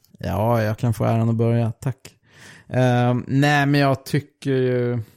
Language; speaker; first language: Swedish; native; Swedish